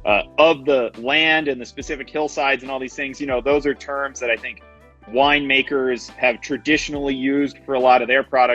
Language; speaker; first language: English; native; English